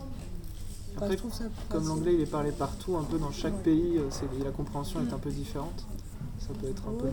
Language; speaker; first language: French; native; French